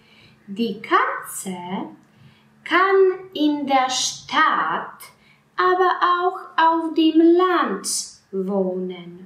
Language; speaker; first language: German; non-native, fluent; Polish